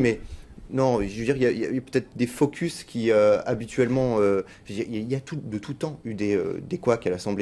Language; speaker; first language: French; native; French